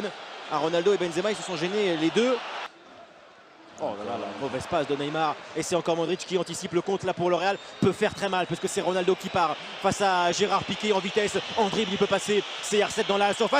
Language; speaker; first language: French; native; French